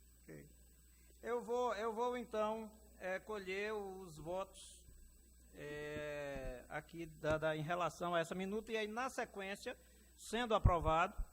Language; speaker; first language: Portuguese; native; Portuguese